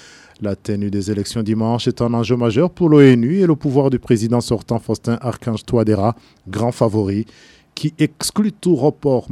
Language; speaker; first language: French; non-native, local second language; Rundi